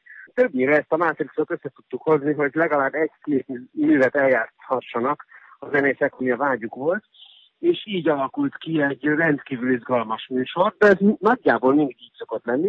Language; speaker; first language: Hungarian; native; Hungarian